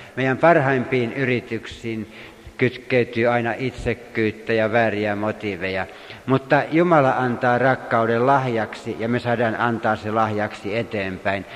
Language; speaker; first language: Finnish; native; Finnish